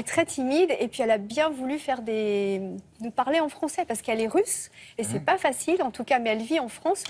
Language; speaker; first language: French; native; French